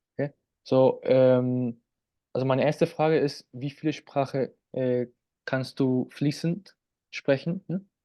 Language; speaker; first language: German; non-native, fluent; Spanish